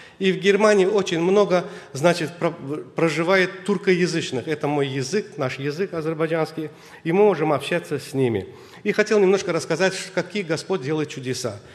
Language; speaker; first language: Russian; non-native, local second language; Azerbaijani